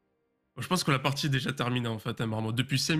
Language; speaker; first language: French; native; French